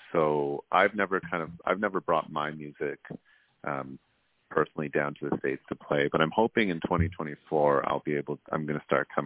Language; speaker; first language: English; native; English